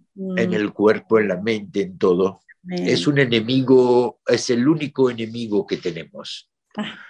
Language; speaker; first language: Spanish; non-native, fluent; French